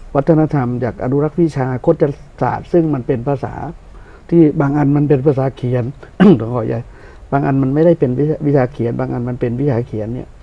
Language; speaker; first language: Thai; non-native, local second language; Northern Khmer